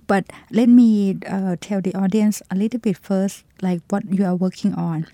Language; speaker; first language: English; non-native, fluent; Thai